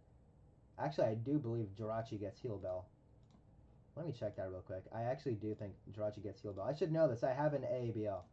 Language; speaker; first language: English; native; English